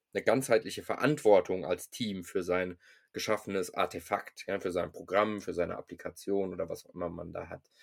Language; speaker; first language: German; native; German